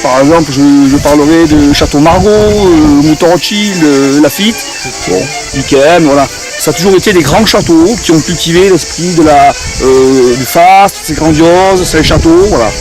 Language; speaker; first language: French; native; French